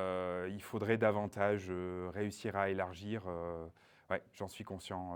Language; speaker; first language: French; native; French